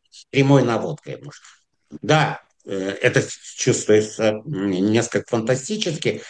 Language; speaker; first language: Russian; non-native, fluent; Azerbaijani